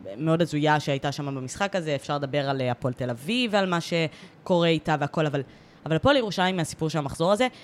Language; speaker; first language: Hebrew; native; Hebrew